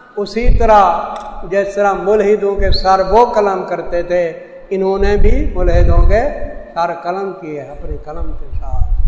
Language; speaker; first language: Urdu; non-native, local second language; Saraiki